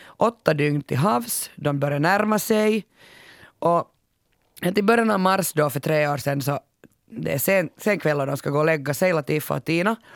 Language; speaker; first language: Swedish; native; Swedish